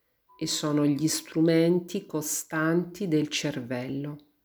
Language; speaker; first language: Italian; native; Italian